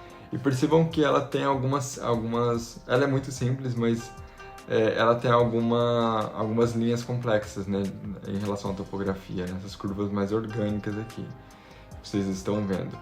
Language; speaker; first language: Portuguese; native; Portuguese